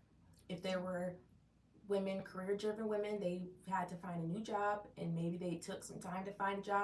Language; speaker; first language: English; native; English